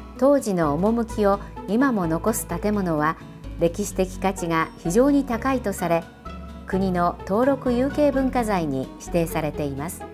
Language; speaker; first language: Japanese; native; Japanese